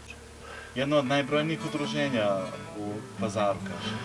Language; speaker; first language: Bosnian; native; Bosnian